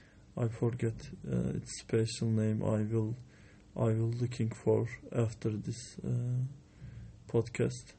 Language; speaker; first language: English; non-native, learner; Turkish